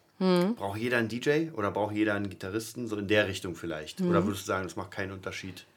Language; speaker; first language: German; native; German